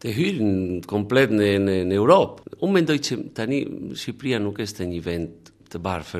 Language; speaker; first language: Albanian; non-native, learner; Spanish